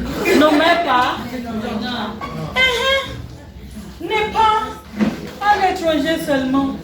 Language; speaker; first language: French; non-native, learner; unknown